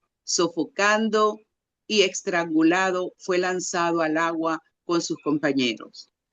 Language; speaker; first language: Spanish; native; Spanish